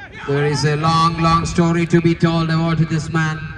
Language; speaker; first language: English; non-native, local second language; Malayalam